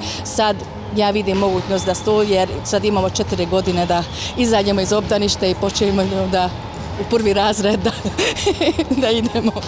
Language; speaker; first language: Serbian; non-native, fluent; Hungarian